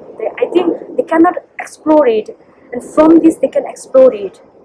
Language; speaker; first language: English; non-native, learner; Nepali